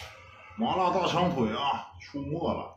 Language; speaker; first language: Chinese; native; Chinese